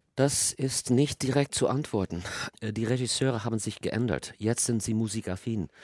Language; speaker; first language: German; non-native, fluent; English